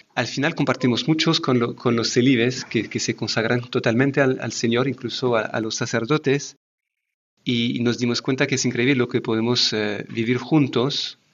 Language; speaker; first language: Spanish; non-native, fluent; French